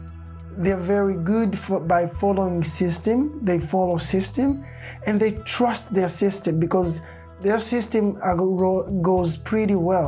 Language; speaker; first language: English; non-native, local second language; Swahili